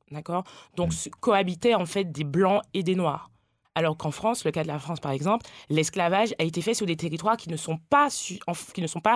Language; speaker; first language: French; native; French